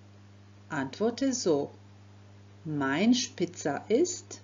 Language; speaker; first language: German; non-native, fluent; Croatian